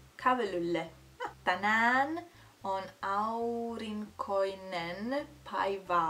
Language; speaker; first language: Finnish; non-native, learner; Italian